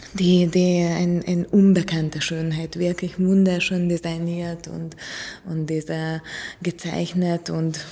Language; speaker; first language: German; non-native, fluent; Hungarian